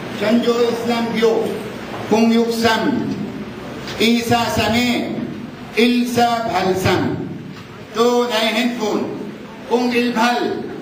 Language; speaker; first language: Korean; non-native, learner; Arabic